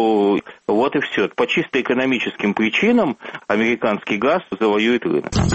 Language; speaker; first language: Russian; native; Russian